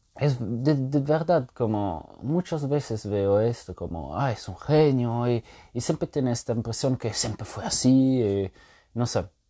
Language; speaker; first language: Spanish; non-native, fluent; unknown